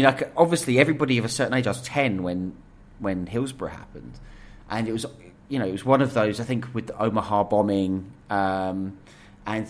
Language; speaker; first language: English; native; English